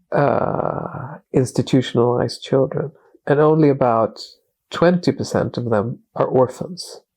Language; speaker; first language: English; non-native, fluent; Swedish